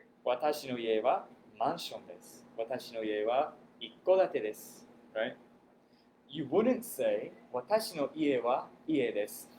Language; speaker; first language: Japanese; non-native, fluent; English